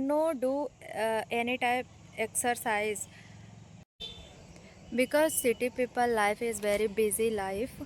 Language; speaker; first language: English; non-native, learner; Hindi